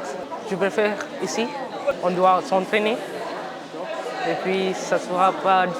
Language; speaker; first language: French; non-native, learner; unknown